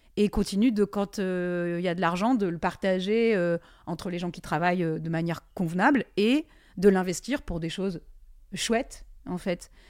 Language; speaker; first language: French; native; French